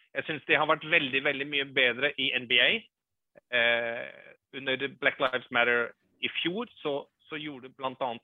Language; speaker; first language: Norwegian; early bilingual, other home language; English